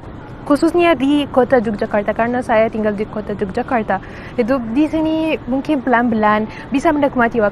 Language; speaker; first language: Indonesian; non-native, fluent; Arabic